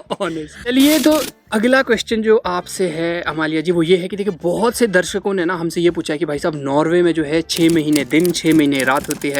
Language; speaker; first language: Hindi; native; Hindi